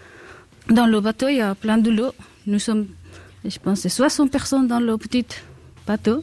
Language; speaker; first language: French; non-native, learner; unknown